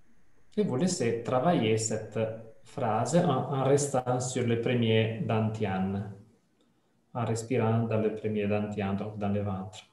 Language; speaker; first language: French; non-native, fluent; Italian